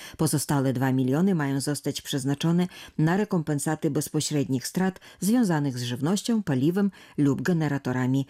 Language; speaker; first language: Polish; native; Polish